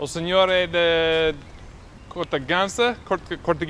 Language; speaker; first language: Portuguese; non-native, learner; English